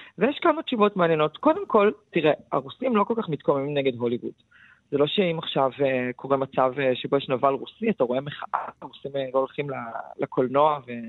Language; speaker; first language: Hebrew; early bilingual, other home language; Russian